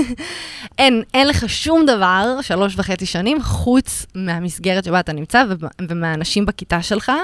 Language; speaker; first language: Hebrew; early bilingual, other home language; Russian